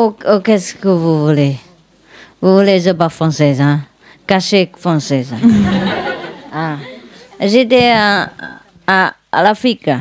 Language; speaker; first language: French; non-native, learner; Vietnamese